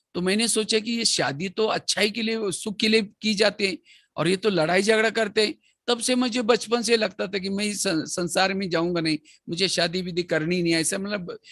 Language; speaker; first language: Hindi; non-native, local second language; Marathi